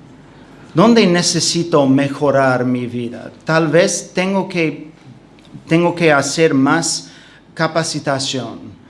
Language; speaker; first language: Spanish; non-native, fluent; English